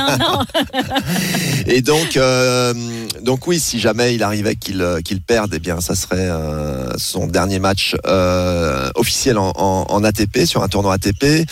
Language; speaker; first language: French; native; French